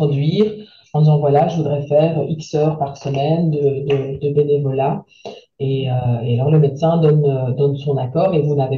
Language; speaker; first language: French; native; French